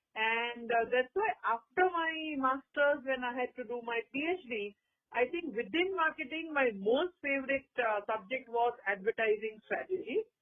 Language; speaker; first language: English; non-native, local second language; Gujarati